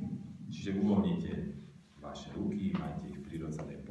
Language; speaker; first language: Slovak; native; Slovak